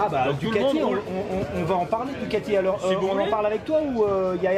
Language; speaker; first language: French; native; French